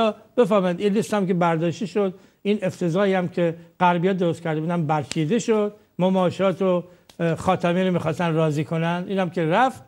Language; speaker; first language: Persian; native; Persian